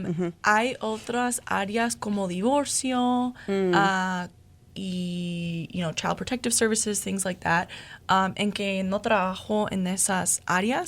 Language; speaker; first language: Spanish; non-native, fluent; English